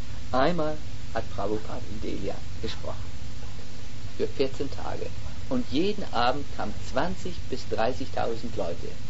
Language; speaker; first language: German; native; German